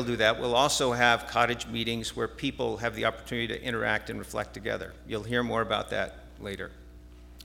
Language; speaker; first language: English; native; English